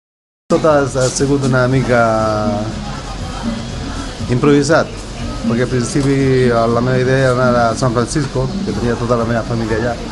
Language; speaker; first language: Catalan; non-native, learner; Spanish